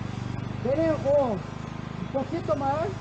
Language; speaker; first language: Spanish; non-native, learner; Portuguese